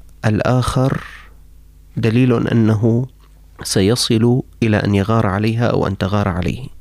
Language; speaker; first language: Arabic; native; Arabic